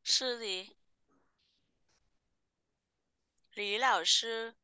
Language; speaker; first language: Chinese; non-native, fluent; Vietnamese